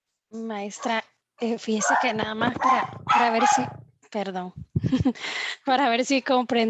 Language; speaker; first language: Spanish; native; Spanish